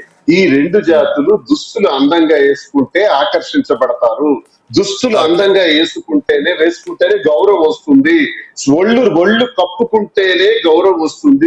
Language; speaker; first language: Telugu; native; Telugu